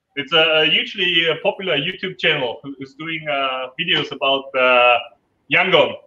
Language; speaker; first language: English; non-native, fluent; German